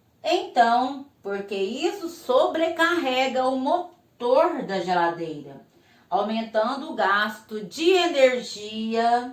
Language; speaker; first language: Portuguese; native; Portuguese